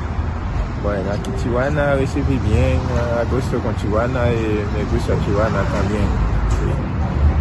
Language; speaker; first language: Spanish; non-native, learner; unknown